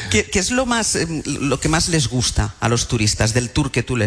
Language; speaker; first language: Spanish; native; Spanish